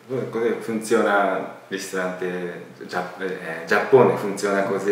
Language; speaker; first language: Italian; non-native, learner; Japanese